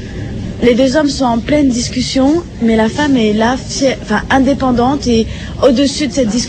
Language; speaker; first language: French; native; French